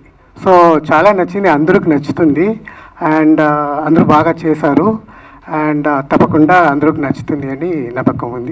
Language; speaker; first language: Telugu; non-native, fluent; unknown